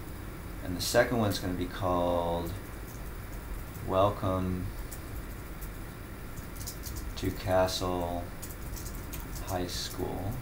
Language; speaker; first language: English; native; English